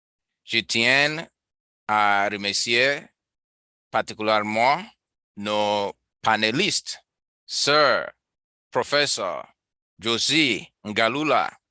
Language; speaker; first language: French; non-native, learner; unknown